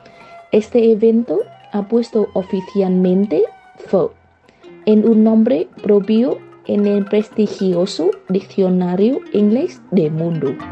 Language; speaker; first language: Spanish; non-native, fluent; Vietnamese